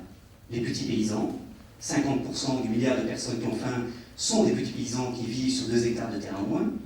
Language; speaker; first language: French; native; French